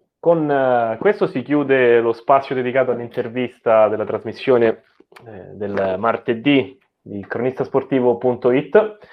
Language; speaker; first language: Italian; native; Italian